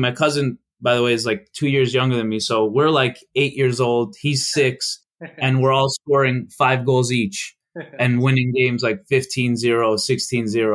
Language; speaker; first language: English; early bilingual, other home language; Albanian